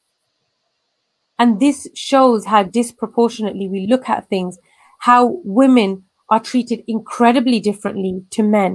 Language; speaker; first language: English; native; English